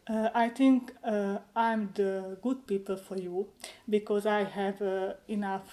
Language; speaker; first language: English; non-native, learner; Hungarian